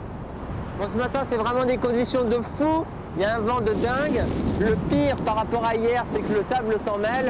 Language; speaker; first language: French; native; French